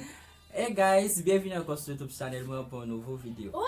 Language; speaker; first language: French; non-native, learner; Haitian Creole